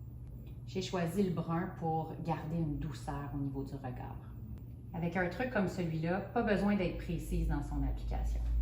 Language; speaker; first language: French; native; French